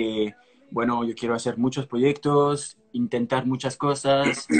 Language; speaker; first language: Spanish; non-native, fluent; French